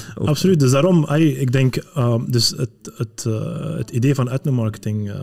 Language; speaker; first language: Dutch; early bilingual, other home language; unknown